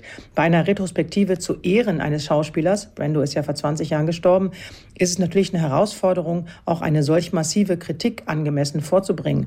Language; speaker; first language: German; native; German